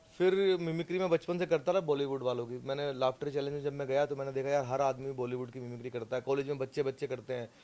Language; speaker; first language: Hindi; native; Hindi